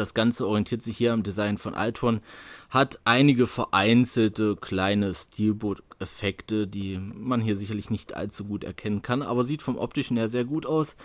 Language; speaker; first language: German; native; German